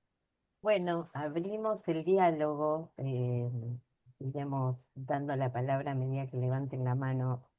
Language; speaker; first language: Spanish; native; Spanish